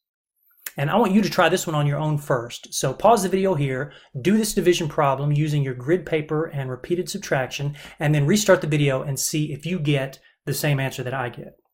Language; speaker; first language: English; native; English